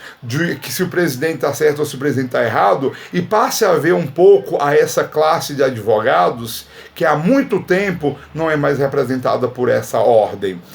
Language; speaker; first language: Portuguese; native; Portuguese